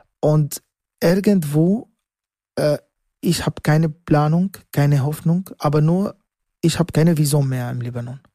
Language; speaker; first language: German; non-native, learner; Arabic